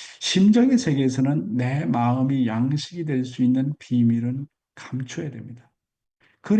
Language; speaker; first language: Korean; native; Korean